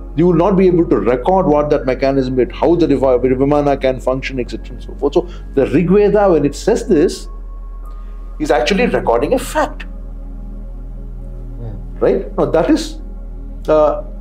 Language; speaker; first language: English; non-native, local second language; Telugu